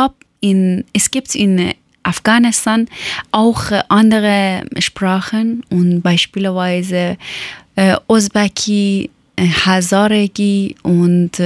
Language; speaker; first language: German; non-native, local second language; Persian